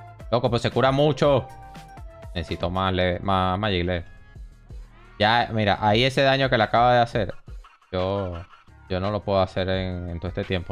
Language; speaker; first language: Spanish; native; Spanish